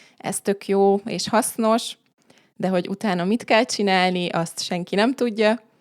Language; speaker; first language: Hungarian; native; Hungarian